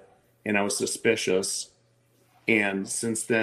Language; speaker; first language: English; native; English